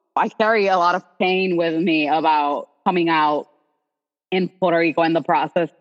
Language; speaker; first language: English; non-native, local second language; Spanish